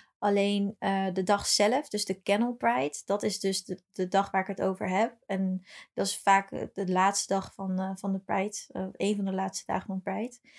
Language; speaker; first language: Dutch; early bilingual, other home language; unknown